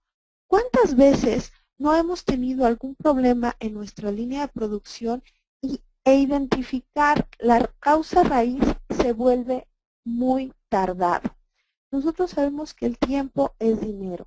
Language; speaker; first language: Spanish; native; Spanish